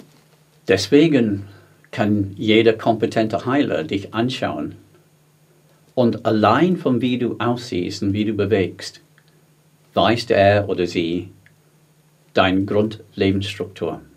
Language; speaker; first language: German; non-native, fluent; English